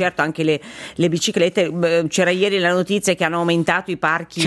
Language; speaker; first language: Italian; native; Italian